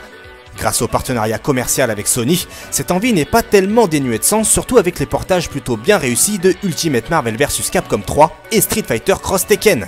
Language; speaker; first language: French; native; French